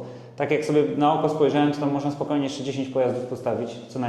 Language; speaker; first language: Polish; native; Polish